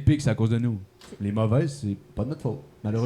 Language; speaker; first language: French; native; French